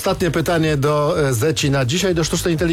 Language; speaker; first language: Polish; native; Polish